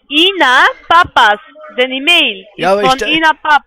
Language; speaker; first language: German; non-native, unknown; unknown